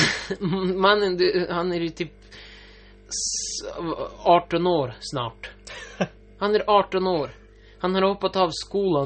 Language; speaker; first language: Swedish; non-native, local second language; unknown